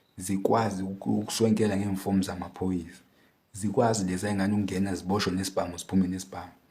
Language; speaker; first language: Zulu; native; Zulu